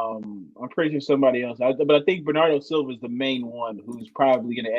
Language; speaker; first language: English; native; English